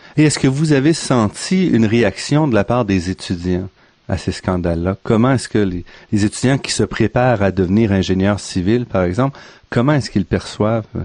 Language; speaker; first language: French; native; French